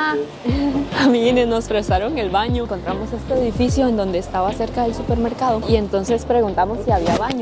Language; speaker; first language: Spanish; native; Spanish